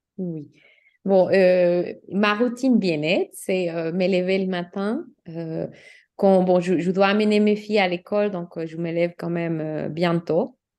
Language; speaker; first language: French; non-native, fluent; Spanish